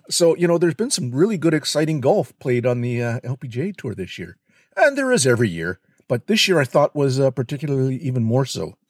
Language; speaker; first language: English; native; English